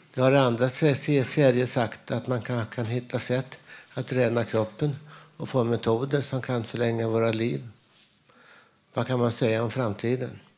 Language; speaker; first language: Swedish; native; Swedish